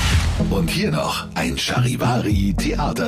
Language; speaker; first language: German; native; German